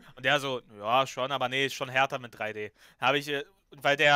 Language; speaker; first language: German; early bilingual, other home language; Ukrainian